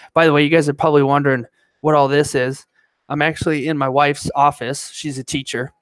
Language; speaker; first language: English; native; English